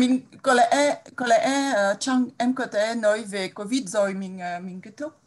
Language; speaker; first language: Vietnamese; non-native, fluent; French